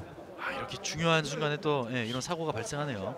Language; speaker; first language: Korean; native; Korean